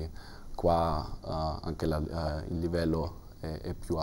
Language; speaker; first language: Italian; non-native, learner; German